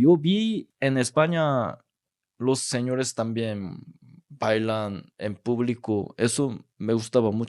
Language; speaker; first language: Spanish; non-native, learner; Korean